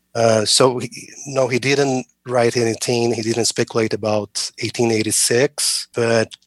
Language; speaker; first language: English; non-native, fluent; Portuguese